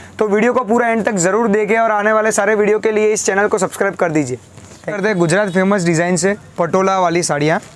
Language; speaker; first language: Hindi; non-native, local second language; Gujarati